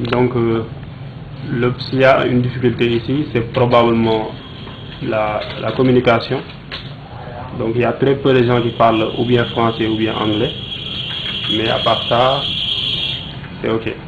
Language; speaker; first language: French; non-native, local second language; Wolof